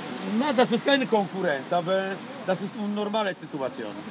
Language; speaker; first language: German; non-native, learner; Polish